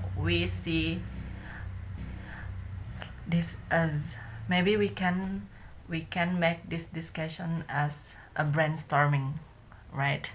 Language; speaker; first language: English; non-native, learner; Indonesian